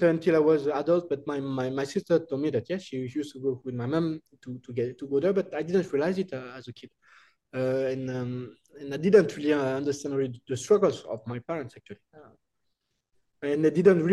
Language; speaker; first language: English; non-native, fluent; French